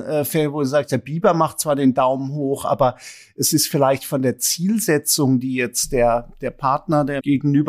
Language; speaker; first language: German; native; German